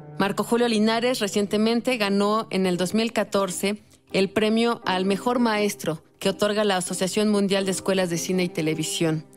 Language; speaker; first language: Spanish; native; Spanish